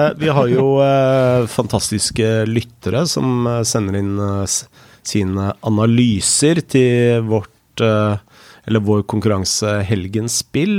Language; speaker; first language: Norwegian; native; Norwegian